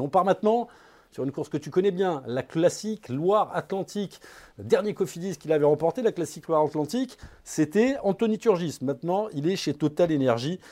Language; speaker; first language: French; native; French